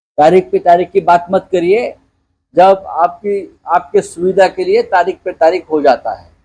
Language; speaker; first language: Hindi; non-native, local second language; Marathi